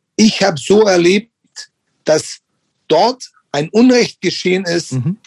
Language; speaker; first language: German; native; German